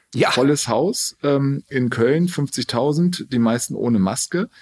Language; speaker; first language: German; native; German